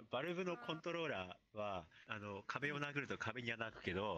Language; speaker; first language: Japanese; native; Japanese